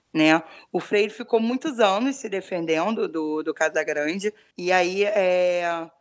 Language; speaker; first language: Portuguese; native; Portuguese